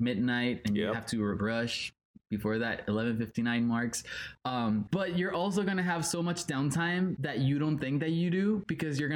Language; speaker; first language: English; non-native, fluent; Spanish